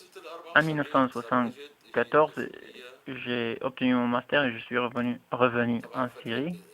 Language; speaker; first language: French; non-native, fluent; Arabic